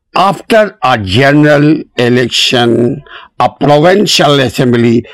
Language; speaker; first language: English; non-native, local second language; Urdu